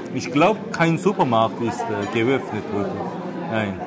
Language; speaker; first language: German; non-native, fluent; Korean